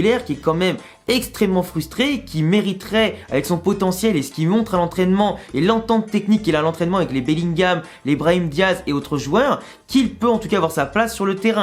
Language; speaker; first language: French; native; French